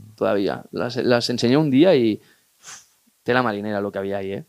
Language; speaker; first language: Spanish; native; Spanish